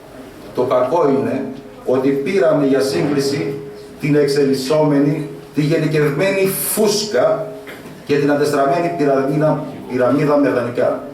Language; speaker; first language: Greek; native; Greek